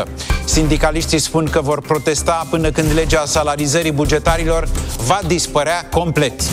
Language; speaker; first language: Romanian; native; Romanian